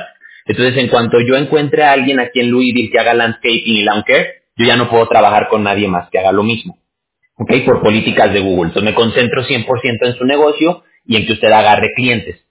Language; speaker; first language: Spanish; native; Spanish